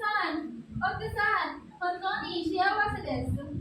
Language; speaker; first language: Japanese; non-native, learner; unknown